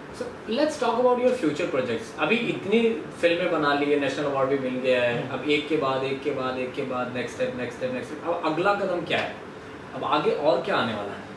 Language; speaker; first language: Hindi; native; Hindi